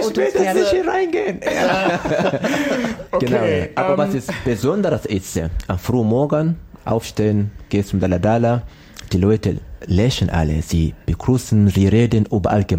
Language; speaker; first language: German; non-native, learner; Swahili